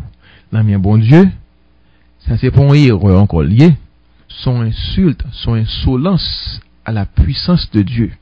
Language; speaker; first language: French; non-native, local second language; Haitian Creole